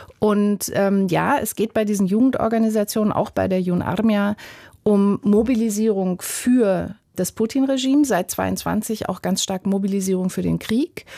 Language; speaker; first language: German; native; German